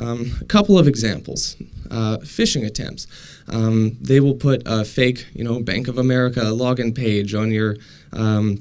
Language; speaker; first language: English; native; English